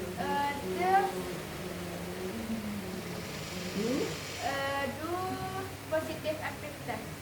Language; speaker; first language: English; non-native, learner; Indonesian